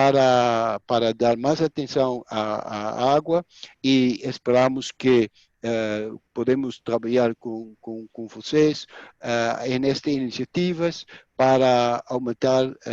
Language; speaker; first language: Portuguese; non-native, fluent; Dutch